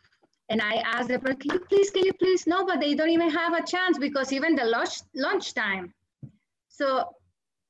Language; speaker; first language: English; non-native, learner; Spanish